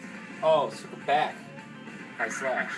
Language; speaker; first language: English; native; English